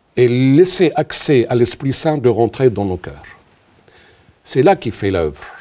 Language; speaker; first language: French; non-native, local second language; Arabic